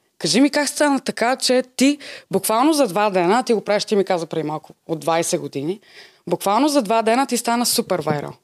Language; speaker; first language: Bulgarian; native; Bulgarian